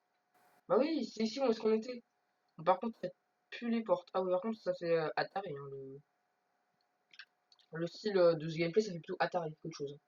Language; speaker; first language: French; native; French